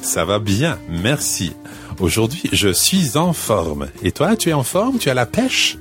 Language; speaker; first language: French; non-native, fluent; English